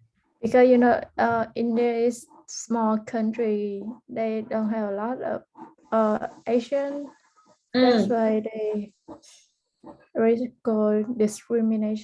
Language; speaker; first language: English; early bilingual, heritage; Vietnamese